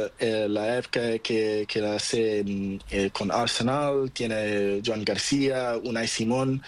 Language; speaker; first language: Spanish; non-native, learner; Portuguese